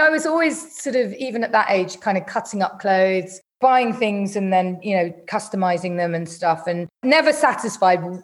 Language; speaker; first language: English; native; English